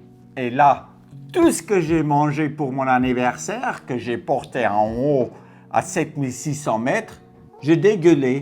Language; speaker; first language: French; non-native, fluent; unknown